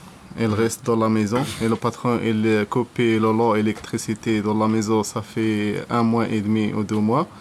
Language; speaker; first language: French; non-native, learner; Arabic